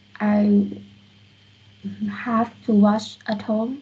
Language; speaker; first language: English; non-native, learner; Vietnamese